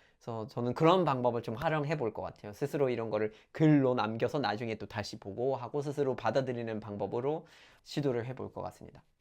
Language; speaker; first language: Korean; non-native, fluent; English